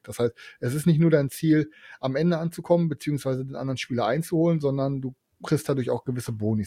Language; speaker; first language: German; native; German